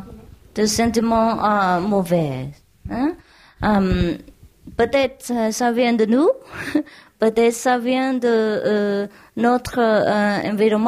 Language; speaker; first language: French; non-native, learner; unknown